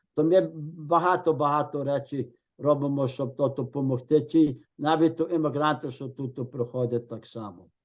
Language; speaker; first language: Ukrainian; early bilingual, heritage; Ukrainian